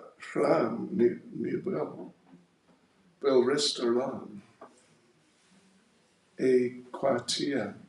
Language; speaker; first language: Russian; non-native, learner; English